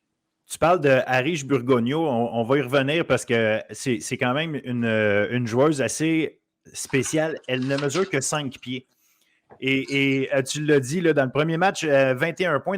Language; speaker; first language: French; native; French